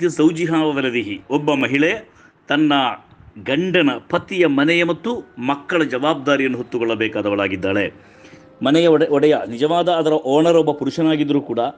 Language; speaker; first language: Kannada; non-native, local second language; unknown